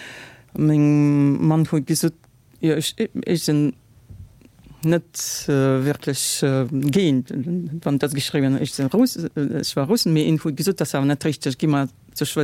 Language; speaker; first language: German; non-native, learner; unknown